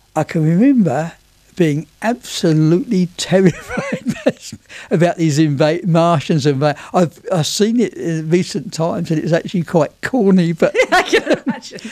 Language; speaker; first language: English; native; English